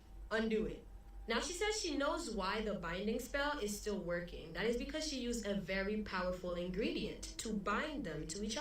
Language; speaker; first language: English; native; English